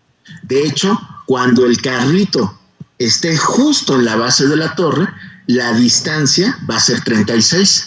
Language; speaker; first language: Spanish; native; Spanish